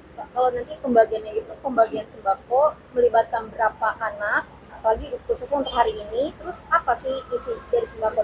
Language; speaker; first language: Indonesian; native; Indonesian